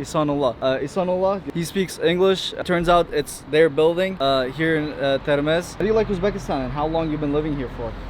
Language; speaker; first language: English; early bilingual, heritage; English